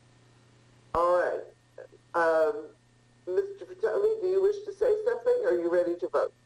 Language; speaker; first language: English; early bilingual, other home language; Italian